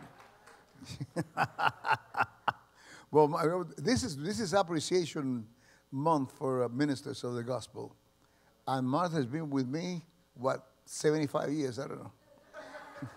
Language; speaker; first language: English; early bilingual, other home language; Spanish